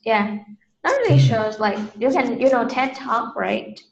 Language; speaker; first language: English; non-native, fluent; Vietnamese